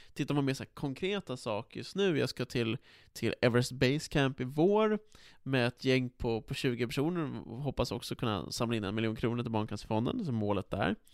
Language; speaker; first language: Swedish; native; Swedish